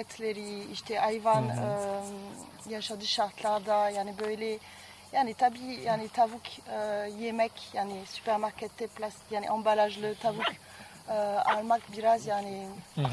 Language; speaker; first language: Turkish; non-native, fluent; French